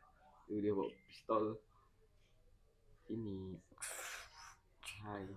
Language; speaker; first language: Indonesian; native; Indonesian